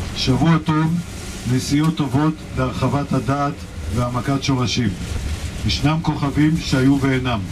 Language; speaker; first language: Hebrew; native; Hebrew